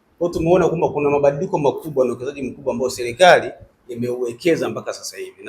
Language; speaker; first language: Swahili; native; Swahili